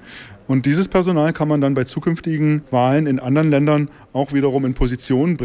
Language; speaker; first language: German; native; German